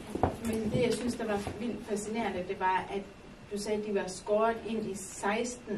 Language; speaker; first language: Danish; native; Danish